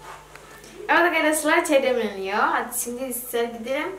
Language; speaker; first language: Turkish; non-native, learner; Indonesian